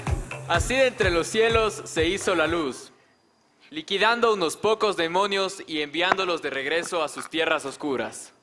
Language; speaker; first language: Spanish; native; Spanish